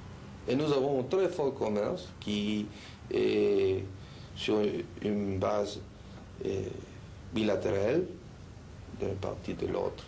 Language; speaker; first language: French; non-native, fluent; Spanish